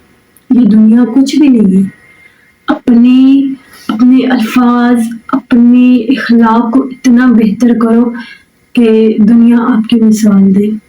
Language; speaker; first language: Urdu; native; Urdu